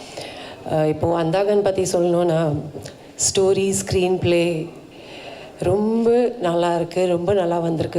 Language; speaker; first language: Tamil; non-native, fluent; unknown